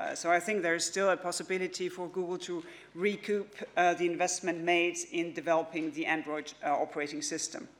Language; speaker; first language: English; non-native, fluent; Danish